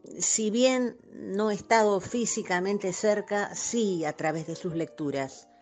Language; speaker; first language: Spanish; native; Spanish